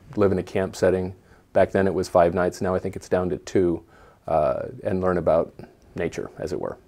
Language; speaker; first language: English; native; English